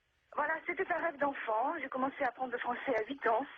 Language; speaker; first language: French; non-native, fluent; Russian